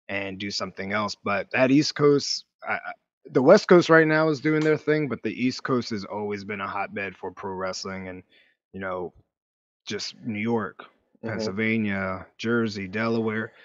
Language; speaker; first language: English; native; English